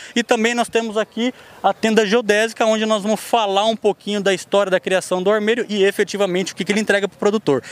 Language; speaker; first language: Portuguese; native; Portuguese